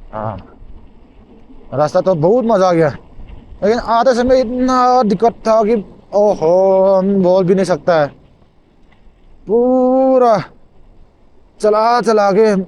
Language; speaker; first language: Hindi; non-native, local second language; Mizo